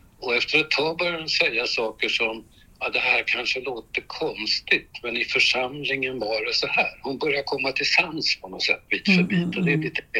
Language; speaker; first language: Swedish; native; Swedish